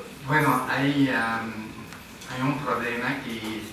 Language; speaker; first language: Spanish; non-native, fluent; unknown